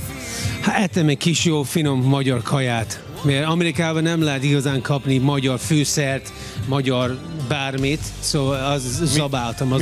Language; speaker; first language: Hungarian; early bilingual, heritage; English